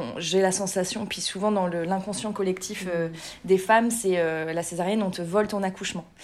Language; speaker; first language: French; native; French